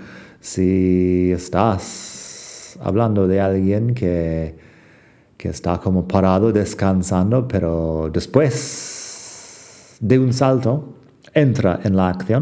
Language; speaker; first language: Spanish; non-native, fluent; English